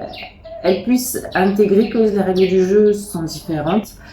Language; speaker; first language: French; native; French